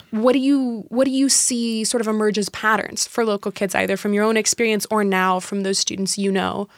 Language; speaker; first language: English; native; English